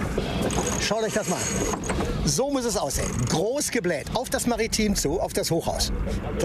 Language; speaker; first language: German; native; German